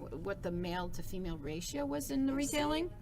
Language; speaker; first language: English; native; English